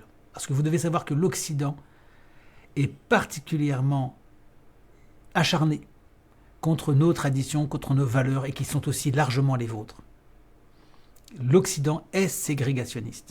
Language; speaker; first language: French; native; French